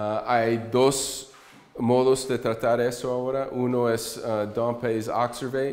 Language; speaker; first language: Spanish; early bilingual, heritage; English